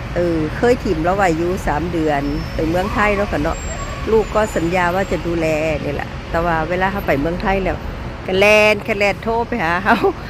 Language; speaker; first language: Thai; native; Thai